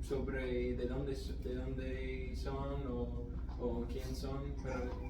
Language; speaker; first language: Spanish; non-native, learner; English